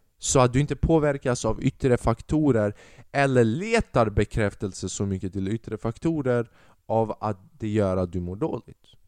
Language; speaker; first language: Swedish; early bilingual, other home language; Albanian